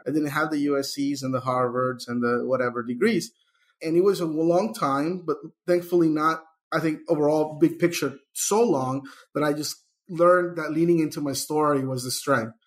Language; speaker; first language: English; early bilingual, other home language; Spanish